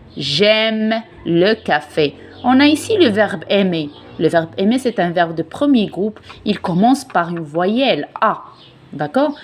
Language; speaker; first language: French; non-native, local second language; Arabic